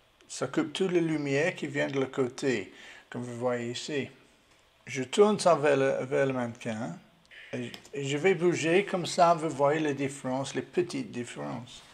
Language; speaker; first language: French; non-native, learner; English